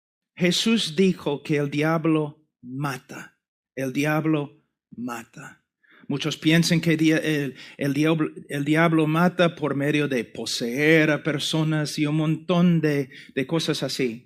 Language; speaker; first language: Spanish; non-native, fluent; English